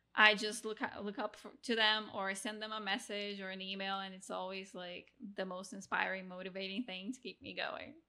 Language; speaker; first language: English; non-native, fluent; Portuguese